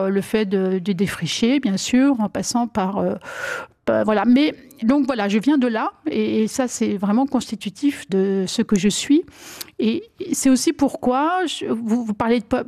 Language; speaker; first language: French; native; French